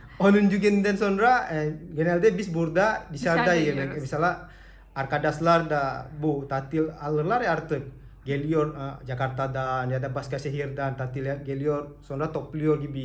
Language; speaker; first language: Turkish; non-native, learner; Indonesian